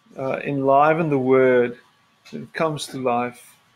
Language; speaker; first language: English; non-native, local second language; Afrikaans